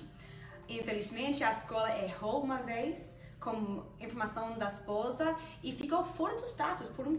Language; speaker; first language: Portuguese; non-native, fluent; Spanish